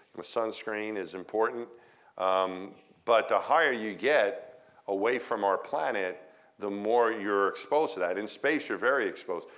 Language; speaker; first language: English; native; English